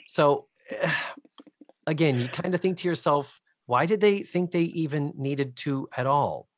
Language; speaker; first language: English; native; English